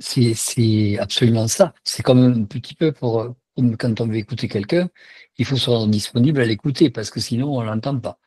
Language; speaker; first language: French; native; French